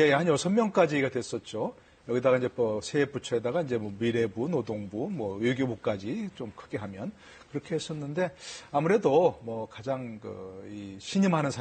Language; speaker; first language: Korean; native; Korean